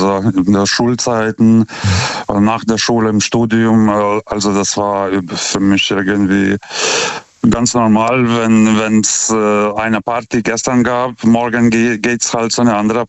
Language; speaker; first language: German; non-native, fluent; Lithuanian